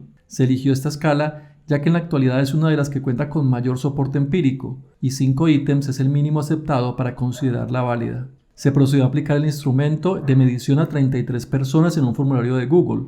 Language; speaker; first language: Spanish; native; Spanish